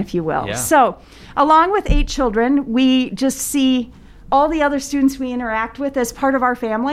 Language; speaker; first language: English; native; English